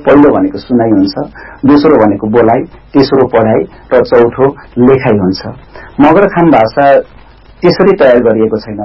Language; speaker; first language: Nepali; non-native, local second language; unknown